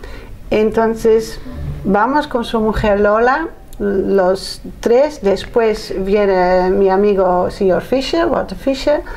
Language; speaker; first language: Spanish; non-native, learner; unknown